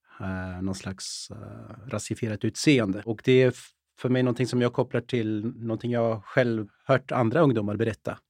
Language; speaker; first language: Swedish; early bilingual, other home language; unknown